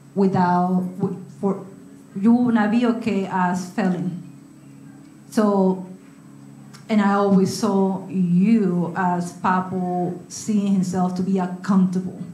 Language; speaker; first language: English; non-native, learner; Spanish